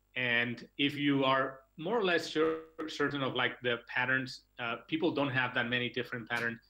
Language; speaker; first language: English; non-native, fluent; Catalan